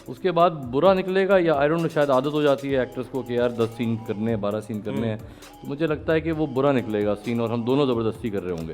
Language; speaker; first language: Urdu; native; Urdu